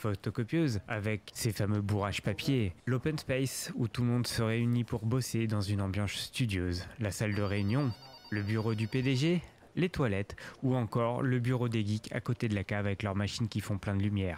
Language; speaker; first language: French; native; French